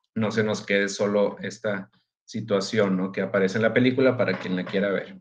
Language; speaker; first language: Spanish; native; Spanish